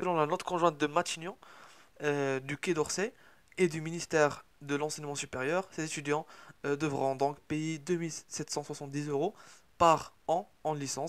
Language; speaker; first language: French; non-native, local second language; Arabic